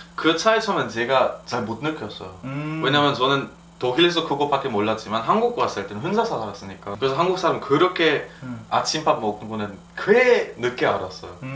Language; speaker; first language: Korean; non-native, fluent; German